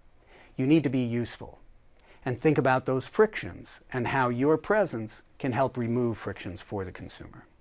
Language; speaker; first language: English; native; English